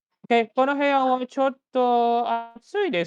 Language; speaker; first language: Japanese; non-native, learner; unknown